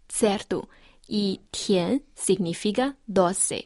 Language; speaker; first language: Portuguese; non-native, fluent; Chinese